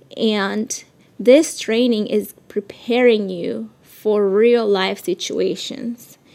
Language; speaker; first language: English; early bilingual, other home language; Spanish